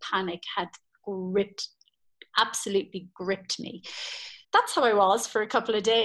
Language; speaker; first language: English; native; English